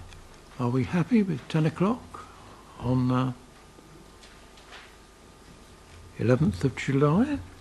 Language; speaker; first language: English; native; English